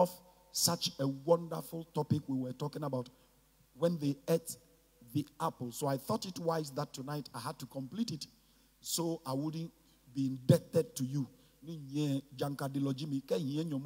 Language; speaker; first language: English; non-native, local second language; Ga